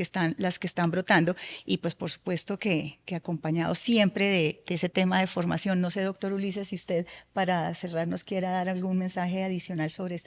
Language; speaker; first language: Spanish; native; Spanish